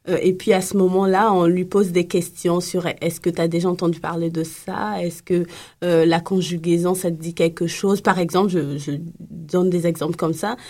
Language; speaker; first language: French; non-native, local second language; Lingala